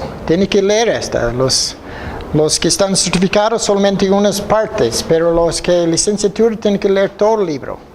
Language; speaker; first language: Spanish; non-native, fluent; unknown